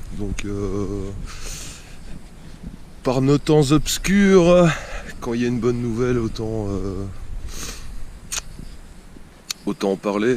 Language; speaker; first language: French; native; French